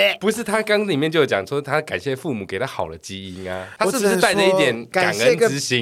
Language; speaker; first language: Chinese; native; Chinese